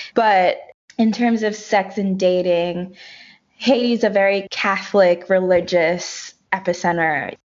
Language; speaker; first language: English; early bilingual, other home language; Haitian Creole